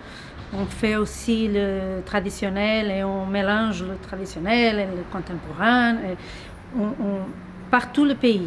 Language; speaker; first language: French; non-native, fluent; Portuguese